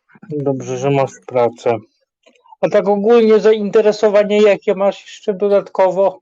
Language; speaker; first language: Polish; native; Polish